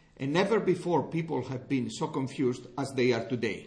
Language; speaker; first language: English; non-native, fluent; Greek